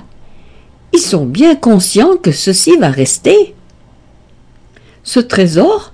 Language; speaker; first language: French; native; French